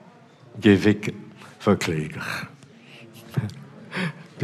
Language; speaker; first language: German; non-native, fluent; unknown